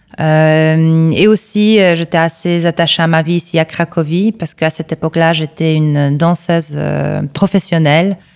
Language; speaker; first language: French; non-native, fluent; Polish